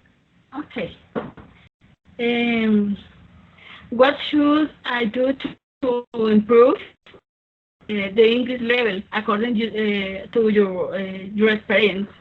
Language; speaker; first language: English; non-native, learner; Spanish